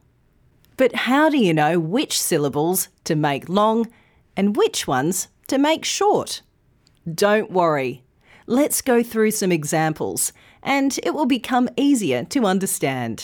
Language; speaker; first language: English; native; English